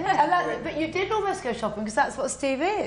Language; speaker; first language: English; native; English